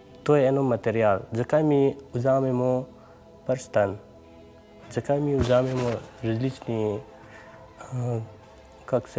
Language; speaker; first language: Slovenian; non-native, learner; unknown